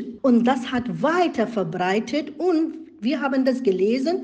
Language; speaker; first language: German; non-native, learner; Rohingya